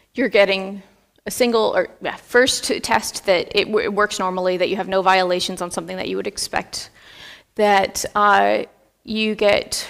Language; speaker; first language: English; native; English